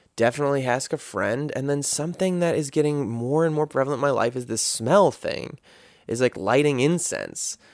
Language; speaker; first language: English; native; English